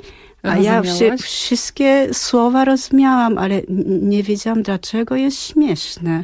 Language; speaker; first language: Polish; non-native, fluent; Japanese